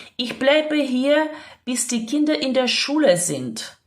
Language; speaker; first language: German; non-native, fluent; Ukrainian